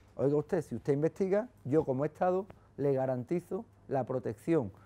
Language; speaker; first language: Spanish; native; Spanish